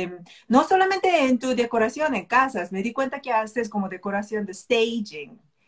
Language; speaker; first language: Spanish; non-native, fluent; Korean